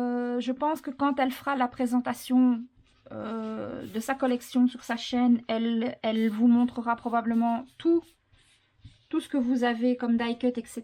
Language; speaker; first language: French; native; French